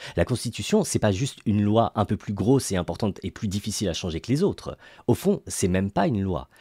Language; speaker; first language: French; native; French